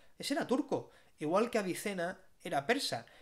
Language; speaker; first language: Spanish; native; Spanish